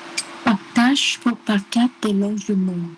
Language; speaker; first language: French; non-native, learner; Vietnamese